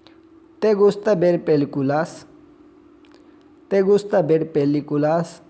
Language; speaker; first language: Spanish; non-native, learner; Urdu